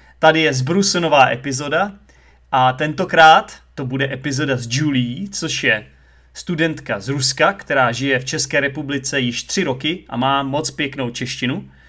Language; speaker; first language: Czech; native; Czech